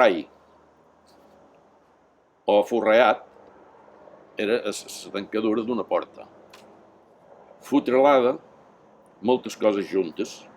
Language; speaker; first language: Catalan; native; Catalan